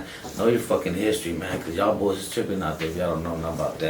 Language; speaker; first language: English; native; English